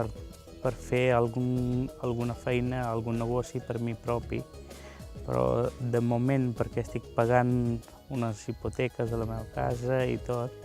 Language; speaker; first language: Catalan; non-native, learner; Punjabi